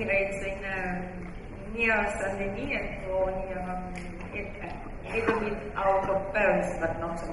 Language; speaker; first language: English; non-native, fluent; Italian